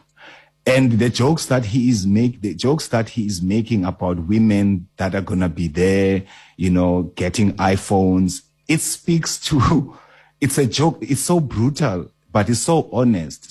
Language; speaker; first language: English; non-native, local second language; Xhosa